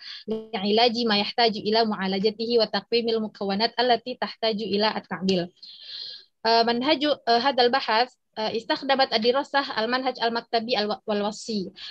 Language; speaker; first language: Arabic; non-native, fluent; Indonesian